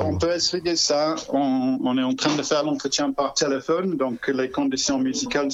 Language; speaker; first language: French; non-native, fluent; English